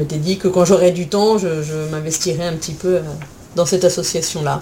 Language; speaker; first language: French; native; French